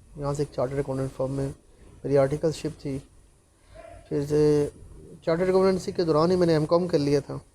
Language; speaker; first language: Urdu; non-native, local second language; Punjabi